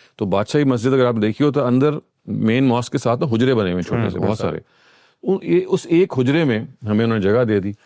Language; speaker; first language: Urdu; native; Urdu